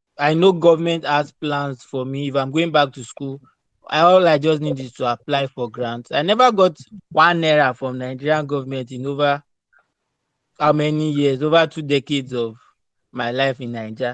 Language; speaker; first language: English; non-native, local second language; Yoruba